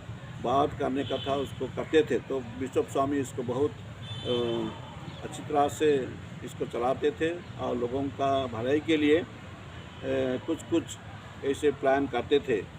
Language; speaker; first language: Hindi; non-native, local second language; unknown